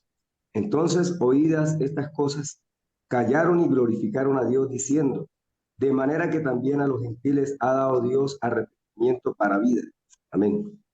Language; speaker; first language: Spanish; native; Spanish